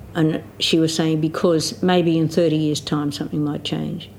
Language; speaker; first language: English; native; English